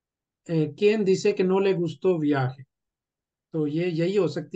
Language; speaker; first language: Spanish; non-native, fluent; Urdu